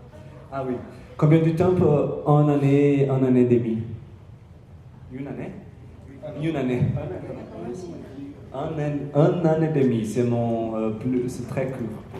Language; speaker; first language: French; non-native, learner; Portuguese